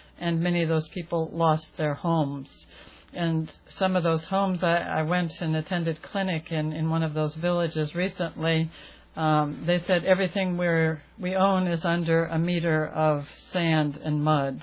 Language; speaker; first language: English; native; English